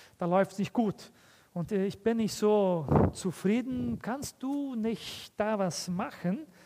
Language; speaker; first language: German; early bilingual, heritage; German